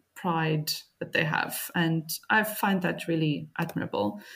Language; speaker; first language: English; native; English